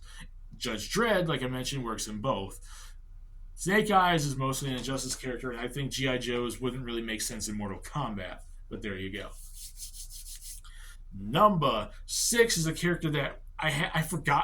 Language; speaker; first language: English; native; English